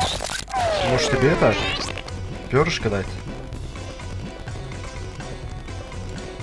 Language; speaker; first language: Russian; native; Russian